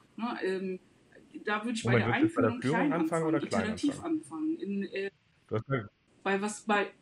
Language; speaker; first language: German; non-native, fluent; Turkish